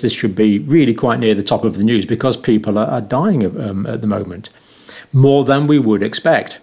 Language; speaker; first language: English; native; English